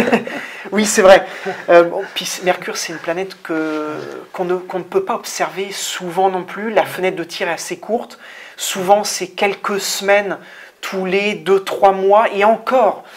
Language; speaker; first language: French; native; French